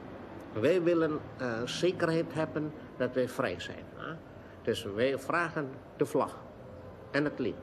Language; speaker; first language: Dutch; non-native, local second language; Indonesian